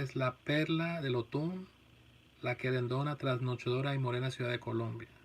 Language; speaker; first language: Spanish; early bilingual, heritage; Spanish